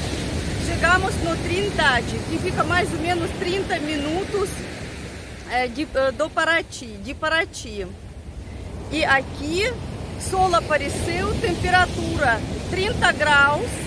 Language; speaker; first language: Portuguese; non-native, fluent; Russian